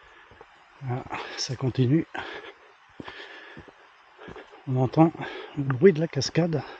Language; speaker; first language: French; native; French